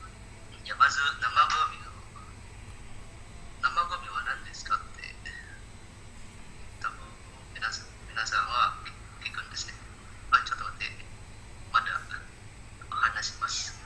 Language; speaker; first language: Japanese; non-native, learner; Indonesian